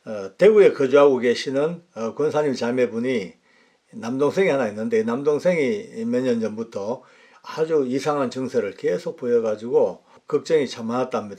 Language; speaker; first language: Korean; native; Korean